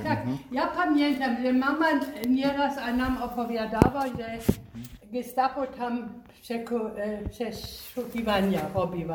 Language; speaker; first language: Polish; non-native, learner; German